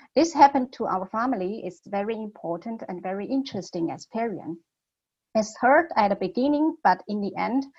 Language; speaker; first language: English; non-native, fluent; Chinese